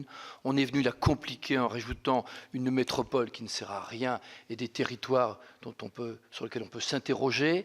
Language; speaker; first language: French; native; French